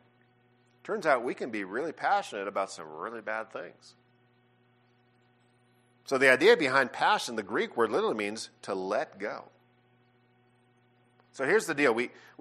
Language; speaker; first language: English; native; English